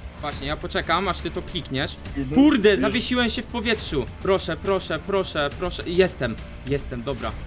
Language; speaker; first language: Polish; native; Polish